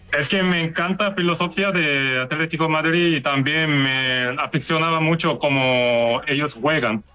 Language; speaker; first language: Spanish; non-native, learner; Korean